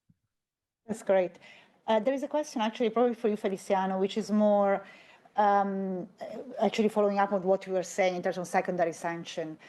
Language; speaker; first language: English; non-native, fluent; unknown